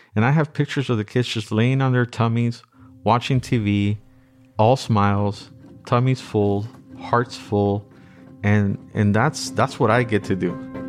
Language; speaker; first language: English; native; English